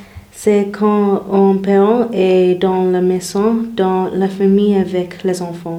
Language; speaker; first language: French; non-native, learner; English